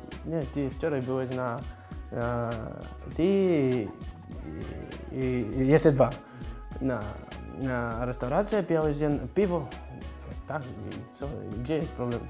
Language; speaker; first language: Polish; non-native, learner; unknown